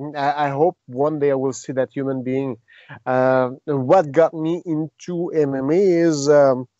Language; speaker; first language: English; non-native, fluent; French